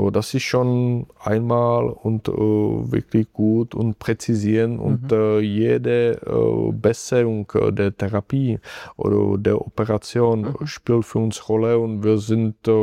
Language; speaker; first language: German; non-native, fluent; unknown